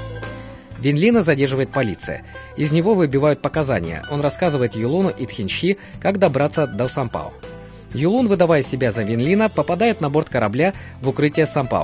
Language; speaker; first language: Russian; native; Russian